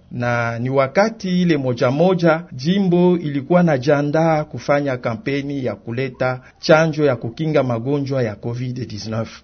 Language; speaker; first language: Swahili; non-native, local second language; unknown